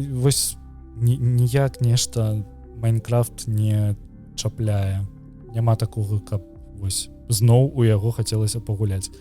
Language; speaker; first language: Belarusian; native; Belarusian